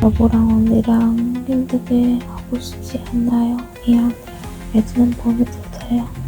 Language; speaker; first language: Korean; non-native, learner; Vietnamese